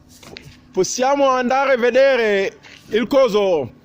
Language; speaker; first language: Italian; non-native, fluent; Wolof